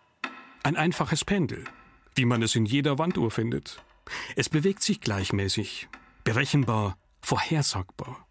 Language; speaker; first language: German; native; German